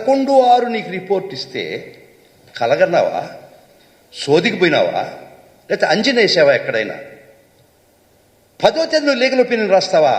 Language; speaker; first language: Telugu; native; Telugu